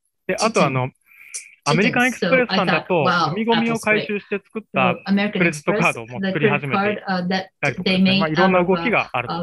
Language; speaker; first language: Japanese; native; Japanese